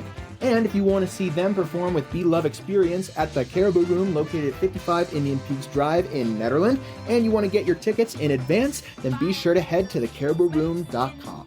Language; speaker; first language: English; native; English